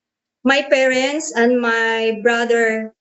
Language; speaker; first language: English; non-native, learner; Cebuano